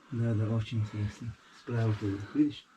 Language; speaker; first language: Russian; non-native, local second language; Chechen